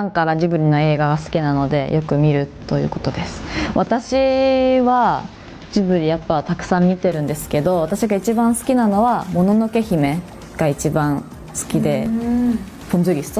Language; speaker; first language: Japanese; native; Japanese